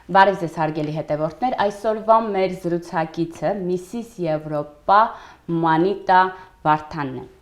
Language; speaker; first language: Armenian; native; Armenian